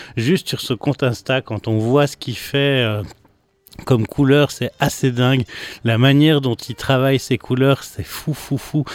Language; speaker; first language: French; native; French